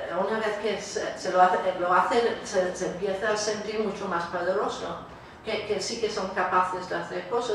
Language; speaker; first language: Spanish; non-native, fluent; English